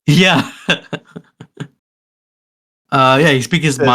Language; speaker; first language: English; native; English